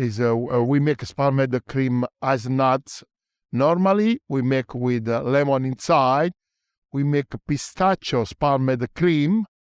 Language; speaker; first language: English; non-native, learner; Italian